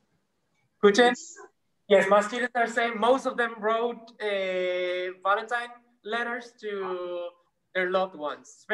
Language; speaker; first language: English; non-native, fluent; Spanish